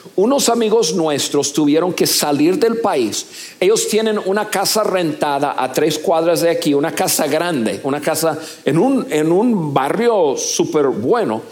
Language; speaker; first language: Spanish; non-native, fluent; English